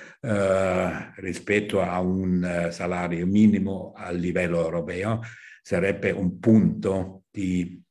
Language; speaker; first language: Italian; non-native, fluent; German